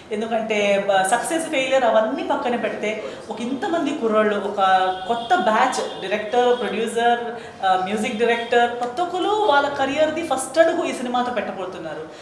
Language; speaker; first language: Telugu; non-native, fluent; Konkani